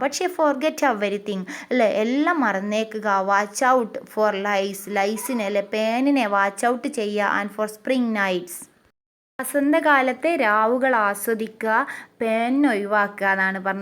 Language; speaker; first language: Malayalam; native; Malayalam